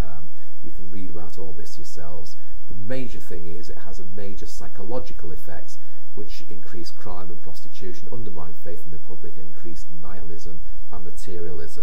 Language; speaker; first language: English; native; English